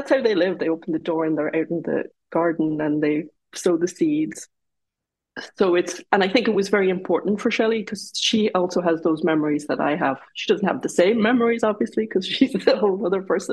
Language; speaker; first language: English; native; English